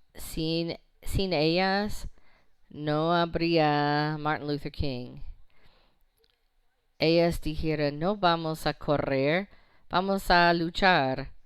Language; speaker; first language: Spanish; non-native, fluent; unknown